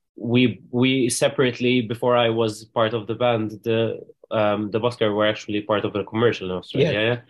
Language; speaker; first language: English; non-native, fluent; Maltese